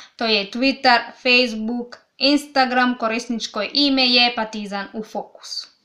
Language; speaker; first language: Serbian; non-native, learner; Swahili